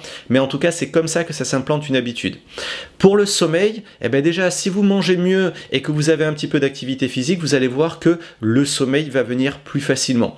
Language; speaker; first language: French; native; French